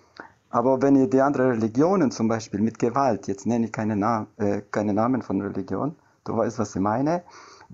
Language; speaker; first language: German; non-native, learner; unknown